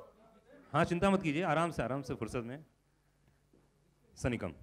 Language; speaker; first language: Hindi; native; Hindi